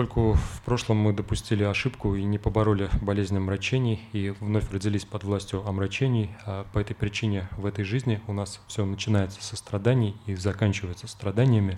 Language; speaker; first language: Russian; native; Russian